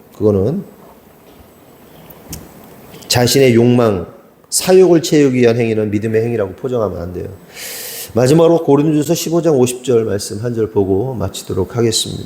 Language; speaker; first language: Korean; native; Korean